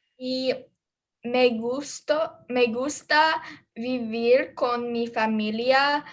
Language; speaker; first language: Spanish; non-native, learner; English